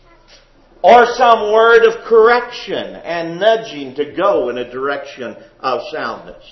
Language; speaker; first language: English; native; English